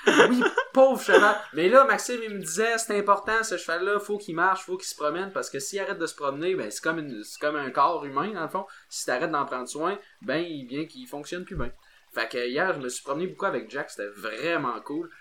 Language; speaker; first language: French; native; French